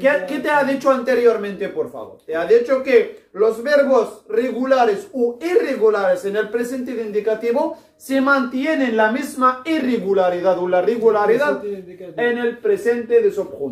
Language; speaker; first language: Spanish; non-native, fluent; Arabic